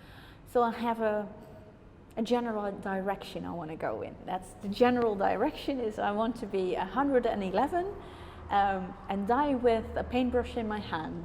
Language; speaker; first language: English; non-native, fluent; Dutch